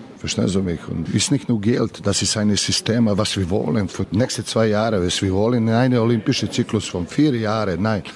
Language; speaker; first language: German; non-native, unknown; Serbian